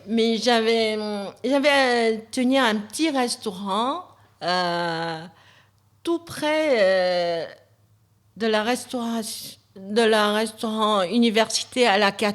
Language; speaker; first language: French; non-native, fluent; Chinese